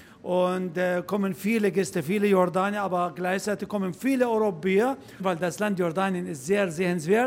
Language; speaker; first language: German; non-native, fluent; Arabic